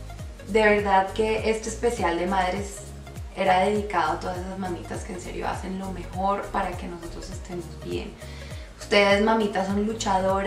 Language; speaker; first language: Spanish; native; Spanish